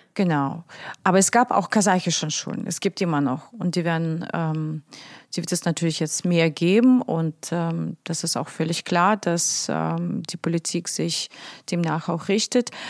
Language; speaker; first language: German; non-native, fluent; Russian